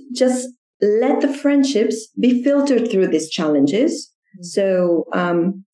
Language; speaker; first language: English; non-native, fluent; Greek